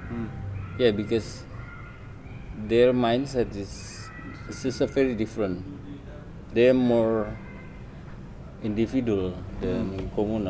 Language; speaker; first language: English; non-native, learner; Indonesian